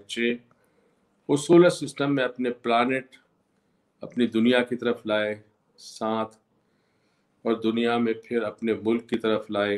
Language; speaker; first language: Urdu; native; Urdu